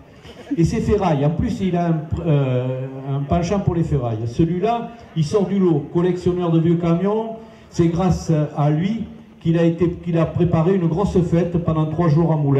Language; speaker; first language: French; native; French